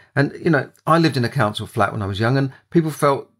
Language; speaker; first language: English; native; English